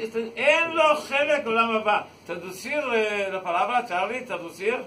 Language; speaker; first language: Spanish; non-native, learner; Hebrew